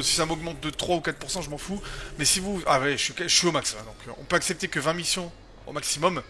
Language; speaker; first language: French; native; French